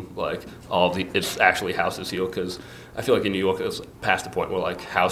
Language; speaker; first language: English; native; English